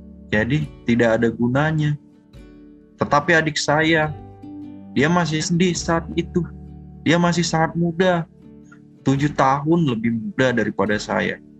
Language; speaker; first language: Indonesian; non-native, fluent; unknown